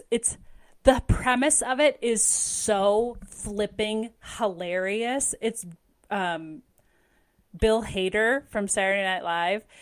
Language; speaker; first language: English; native; English